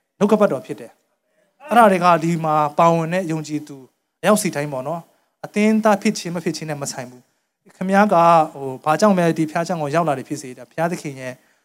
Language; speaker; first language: Burmese; non-native, local second language; Tedim Chin